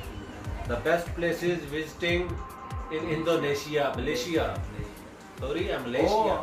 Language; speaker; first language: English; non-native, learner; Urdu